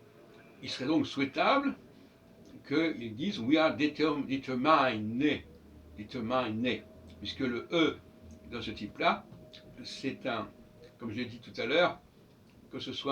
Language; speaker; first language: French; native; French